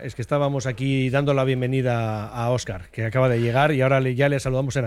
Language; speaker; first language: Spanish; native; Spanish